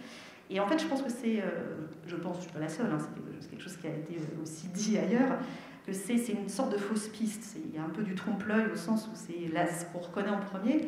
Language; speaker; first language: French; native; French